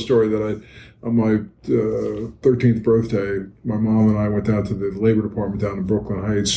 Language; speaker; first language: English; native; English